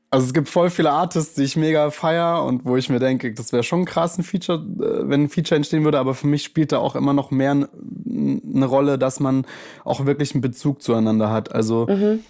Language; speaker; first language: German; native; German